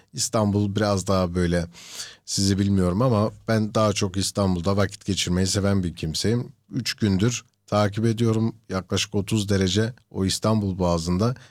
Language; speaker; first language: Turkish; early bilingual, heritage; Turkish